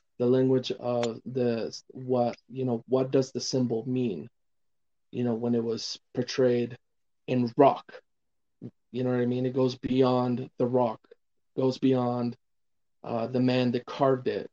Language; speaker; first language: English; non-native, fluent; Spanish